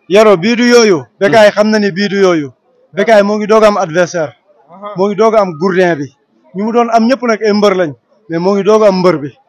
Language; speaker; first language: Wolof; native; Wolof